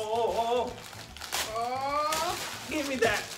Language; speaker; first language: English; non-native, fluent; Italian